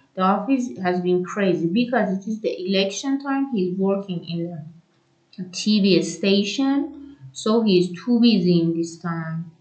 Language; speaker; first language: English; non-native, fluent; Persian